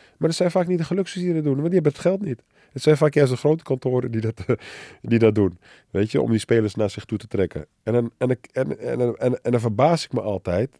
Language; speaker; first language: Dutch; early bilingual, other home language; Arabic